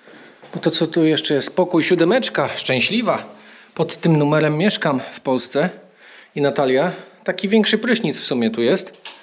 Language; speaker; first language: Polish; native; Polish